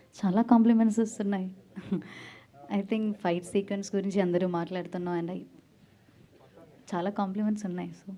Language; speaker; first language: Telugu; non-native, learner; Malayalam